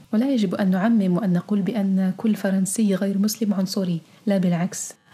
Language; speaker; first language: Arabic; early bilingual, heritage; Arabic